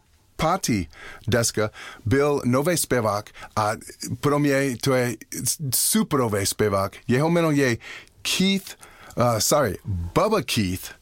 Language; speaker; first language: Czech; non-native, learner; English